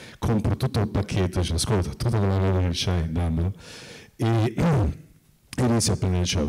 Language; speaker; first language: Italian; early bilingual, heritage; Italian